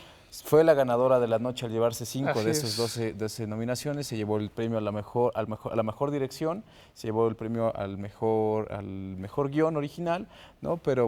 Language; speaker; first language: Spanish; native; Spanish